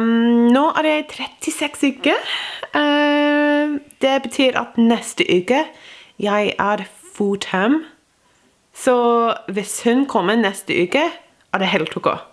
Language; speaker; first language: Norwegian; non-native, fluent; English